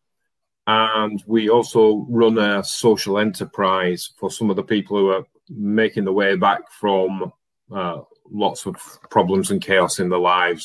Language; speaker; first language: English; native; English